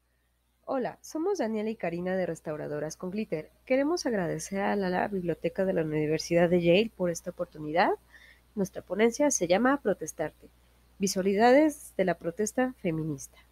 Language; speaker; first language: Spanish; native; Spanish